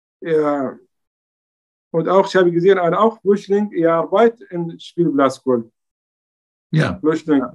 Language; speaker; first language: German; non-native, learner; Arabic